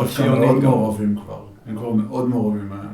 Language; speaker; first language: Hebrew; native; Hebrew